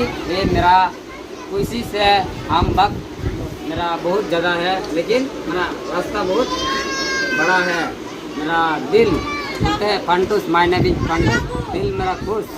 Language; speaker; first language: Hindi; non-native, local second language; Santali